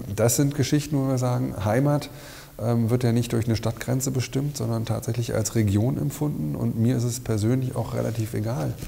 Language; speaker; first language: German; native; German